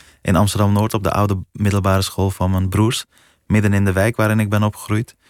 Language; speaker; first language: Dutch; early bilingual, other home language; Persian